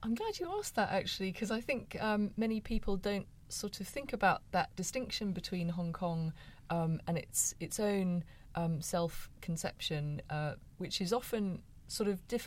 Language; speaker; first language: English; native; English